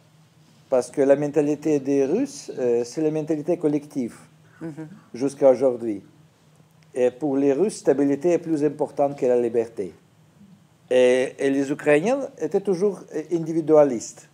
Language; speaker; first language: French; non-native, fluent; Russian